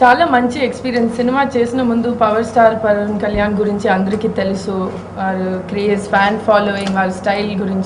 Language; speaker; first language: Telugu; non-native, local second language; Tamil